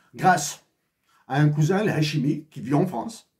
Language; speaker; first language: French; non-native, local second language; Kabyle